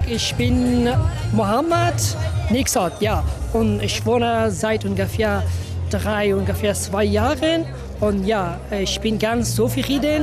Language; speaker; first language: German; non-native, learner; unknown